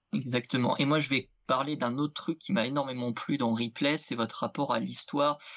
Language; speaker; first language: French; native; French